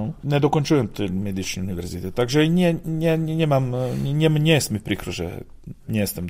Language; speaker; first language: Polish; non-native, fluent; Serbian